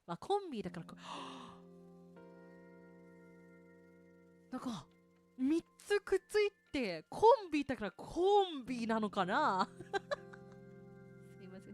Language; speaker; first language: Japanese; native; Japanese